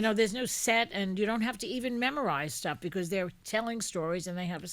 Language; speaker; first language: English; native; English